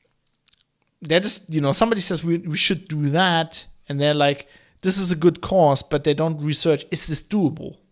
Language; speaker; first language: English; non-native, fluent; German